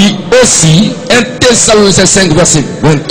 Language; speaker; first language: French; non-native, local second language; Lingala